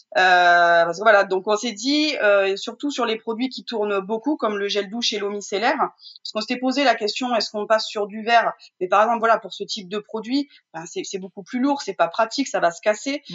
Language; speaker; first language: French; native; French